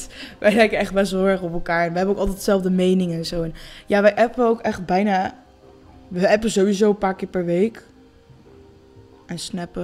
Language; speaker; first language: Dutch; native; Dutch